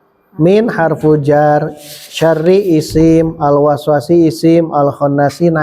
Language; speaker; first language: Arabic; non-native, fluent; Indonesian